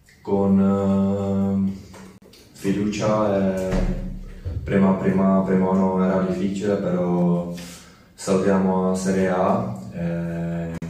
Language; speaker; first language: Italian; non-native, learner; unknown